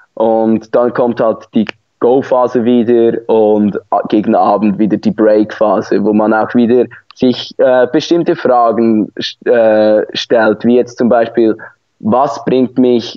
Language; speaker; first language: German; native; German